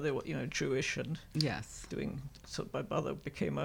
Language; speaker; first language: English; native; English